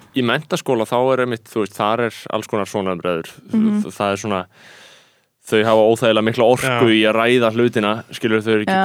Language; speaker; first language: Icelandic; native; Icelandic